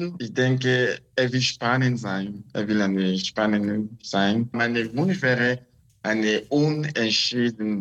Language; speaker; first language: German; non-native, learner; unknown